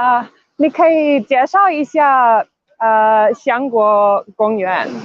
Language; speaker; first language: Chinese; non-native, learner; Afrikaans